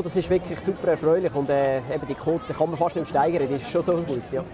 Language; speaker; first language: German; native; German